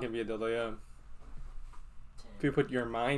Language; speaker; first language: English; native; English